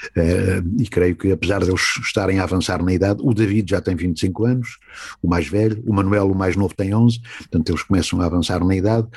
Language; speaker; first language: Portuguese; native; Portuguese